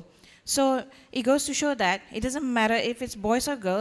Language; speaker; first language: English; non-native, local second language; Malay